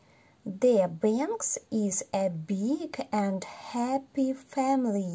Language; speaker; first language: English; non-native, fluent; Russian